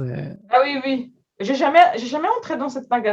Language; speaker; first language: French; non-native, fluent; Portuguese